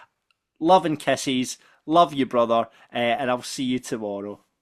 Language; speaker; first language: English; native; English